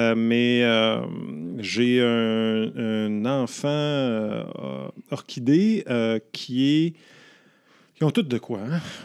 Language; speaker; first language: French; native; French